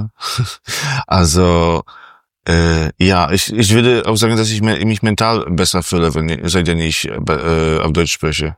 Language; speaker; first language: German; non-native, fluent; Polish